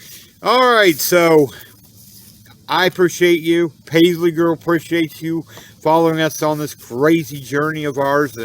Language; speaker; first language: English; native; English